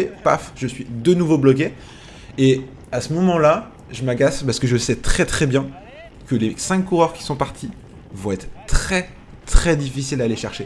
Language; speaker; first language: French; native; French